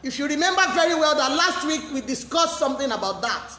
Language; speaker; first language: English; non-native, local second language; Yoruba